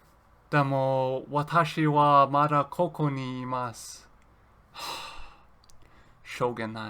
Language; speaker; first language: Japanese; non-native, learner; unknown